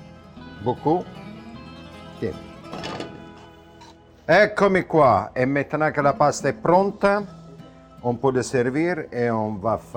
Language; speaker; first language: French; non-native, fluent; Italian